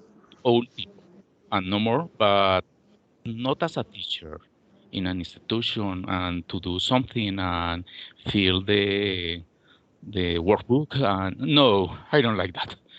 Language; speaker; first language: English; non-native, learner; Spanish